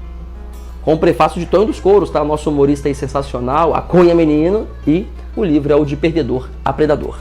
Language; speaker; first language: Portuguese; native; Portuguese